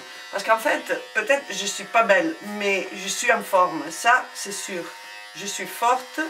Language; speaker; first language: French; non-native, fluent; Spanish